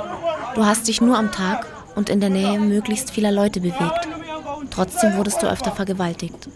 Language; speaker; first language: German; native; German